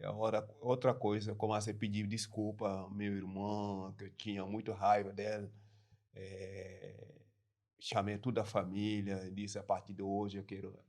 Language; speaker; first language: Portuguese; non-native, learner; French